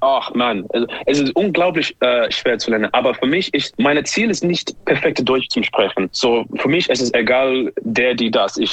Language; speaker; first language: German; non-native, learner; English